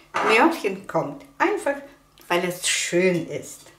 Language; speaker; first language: German; non-native, fluent; Russian